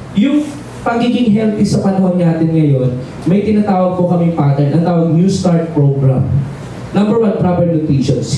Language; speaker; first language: Filipino; native; Filipino